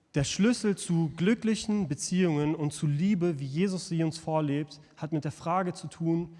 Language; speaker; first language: German; early bilingual, other home language; Lithuanian